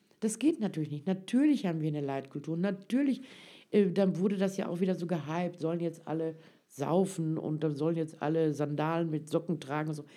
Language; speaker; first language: German; early bilingual, other home language; Turkish